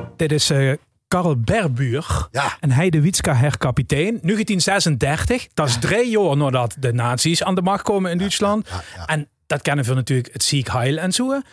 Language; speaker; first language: Dutch; native; Dutch